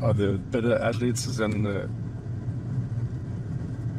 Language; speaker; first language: English; non-native, fluent; German